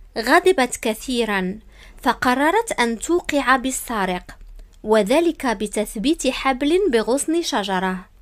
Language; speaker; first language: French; non-native, local second language; Arabic